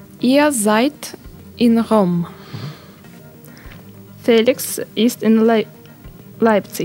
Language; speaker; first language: German; non-native, learner; Russian